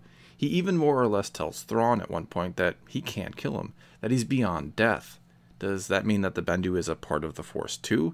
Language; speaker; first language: English; native; English